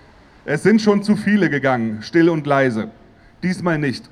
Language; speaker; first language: German; native; German